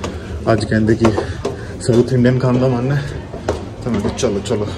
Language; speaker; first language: Hindi; non-native, local second language; Punjabi